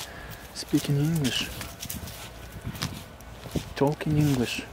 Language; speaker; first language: English; non-native, learner; Russian